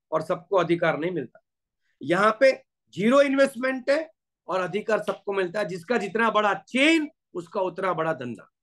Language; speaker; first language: Hindi; non-native, local second language; Gujarati